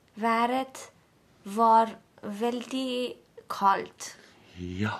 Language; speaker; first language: Norwegian; non-native, fluent; Persian